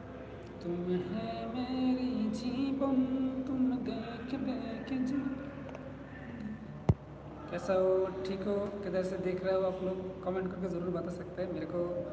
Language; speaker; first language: Hindi; non-native, learner; Bangla